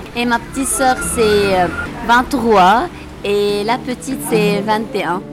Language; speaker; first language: French; non-native, local second language; Arabic